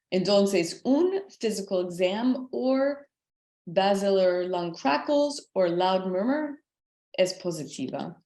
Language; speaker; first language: Spanish; non-native, learner; English